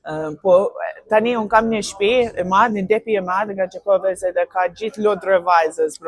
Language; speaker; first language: Albanian; non-native, learner; English